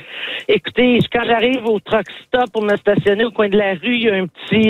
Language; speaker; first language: French; native; French